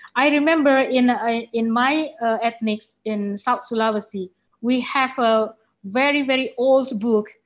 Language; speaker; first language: English; non-native, fluent; Indonesian